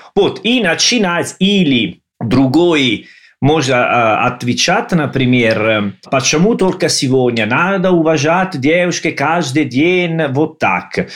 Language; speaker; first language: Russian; non-native, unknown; Italian